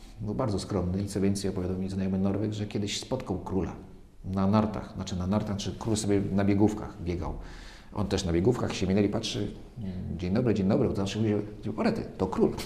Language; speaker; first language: Polish; native; Polish